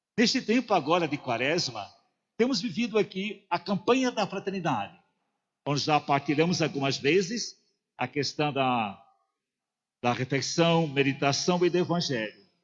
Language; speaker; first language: Portuguese; native; Portuguese